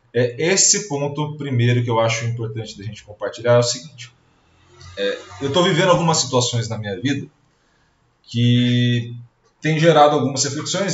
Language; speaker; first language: Portuguese; native; Portuguese